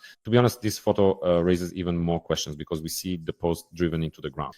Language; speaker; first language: English; non-native, fluent; Ukrainian